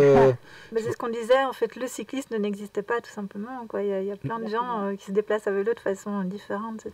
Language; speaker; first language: French; native; French